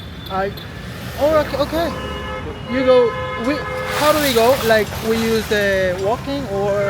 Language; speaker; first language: English; non-native, learner; Korean